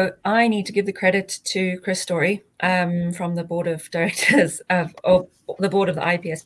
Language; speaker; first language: English; native; English